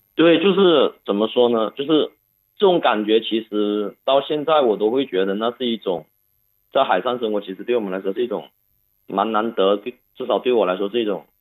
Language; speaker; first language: Chinese; non-native, local second language; Cantonese